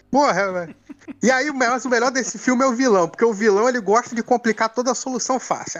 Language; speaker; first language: Portuguese; native; Portuguese